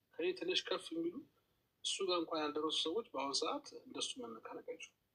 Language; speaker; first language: Amharic; native; Amharic